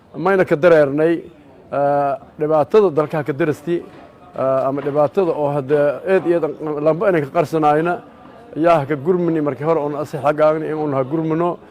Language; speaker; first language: Somali; non-native, local second language; Maay